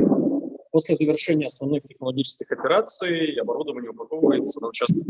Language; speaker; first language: Russian; native; Russian